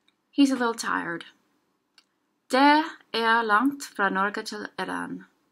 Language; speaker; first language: Norwegian; non-native, learner; English